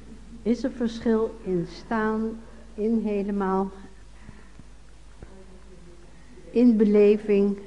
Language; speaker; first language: Dutch; native; Dutch